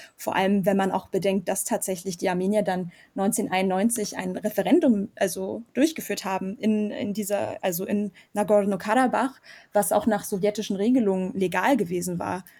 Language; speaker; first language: German; early bilingual, other home language; Armenian